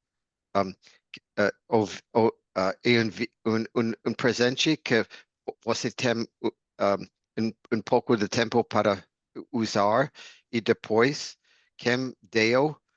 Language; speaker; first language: Portuguese; non-native, learner; English